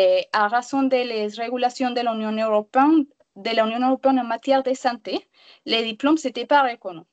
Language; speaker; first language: French; non-native, learner; Spanish